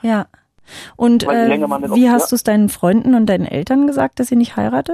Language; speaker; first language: German; native; German